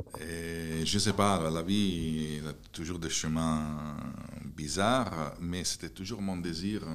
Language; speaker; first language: French; non-native, fluent; Italian